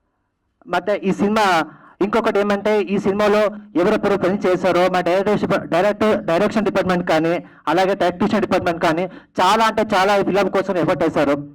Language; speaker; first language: Telugu; non-native, learner; Kannada